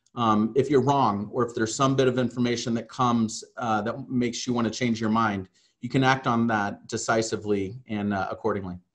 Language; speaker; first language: English; native; English